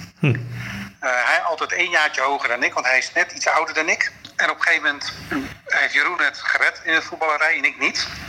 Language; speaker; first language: Dutch; native; Dutch